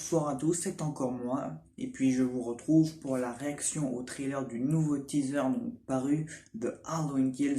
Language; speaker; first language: French; native; French